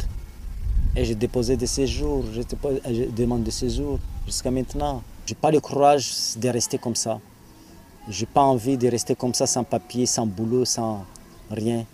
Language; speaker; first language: French; non-native, learner; Comorian